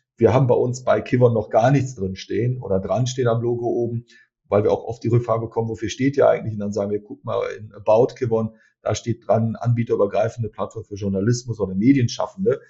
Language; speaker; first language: German; early bilingual, other home language; Turkish